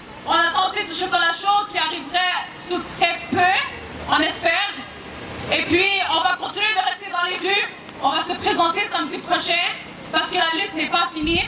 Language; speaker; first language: French; native; French